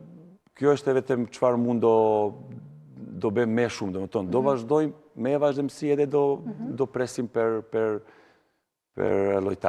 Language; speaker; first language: Albanian; non-native, learner; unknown